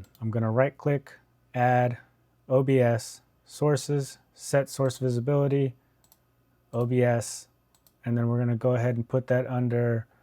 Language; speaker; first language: English; native; English